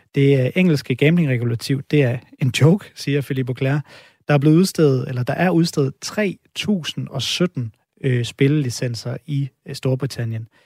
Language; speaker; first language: Danish; native; Danish